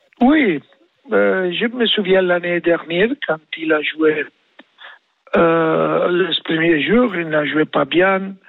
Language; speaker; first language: French; non-native, learner; Spanish